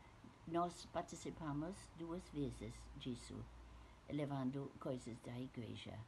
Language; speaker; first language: Portuguese; non-native, fluent; English